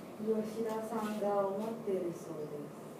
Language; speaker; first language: Japanese; non-native, learner; English